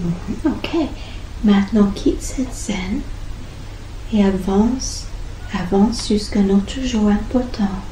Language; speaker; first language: French; non-native, fluent; English